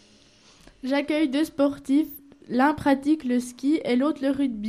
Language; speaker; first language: French; native; French